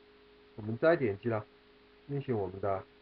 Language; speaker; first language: Chinese; native; Chinese